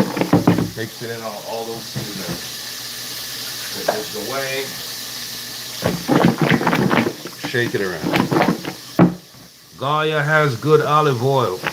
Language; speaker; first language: English; native; English